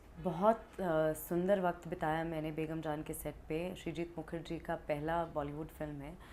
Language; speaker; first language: Hindi; early bilingual, heritage; English